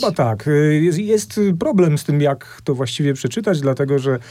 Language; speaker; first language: Polish; native; Polish